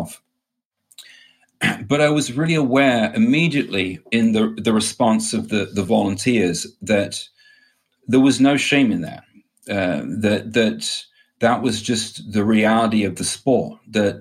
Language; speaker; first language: English; native; English